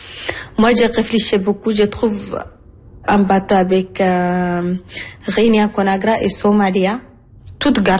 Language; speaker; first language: French; non-native, learner; Arabic